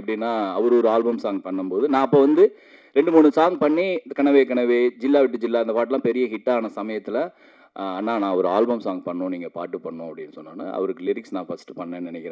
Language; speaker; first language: Tamil; native; Tamil